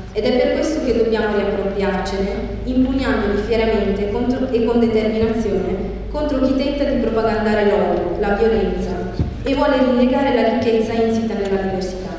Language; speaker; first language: Italian; early bilingual, other home language; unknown